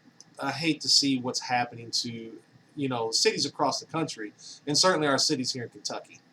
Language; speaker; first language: English; native; English